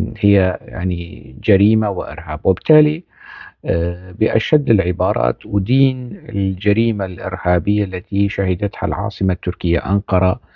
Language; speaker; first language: Arabic; non-native, local second language; Kurdish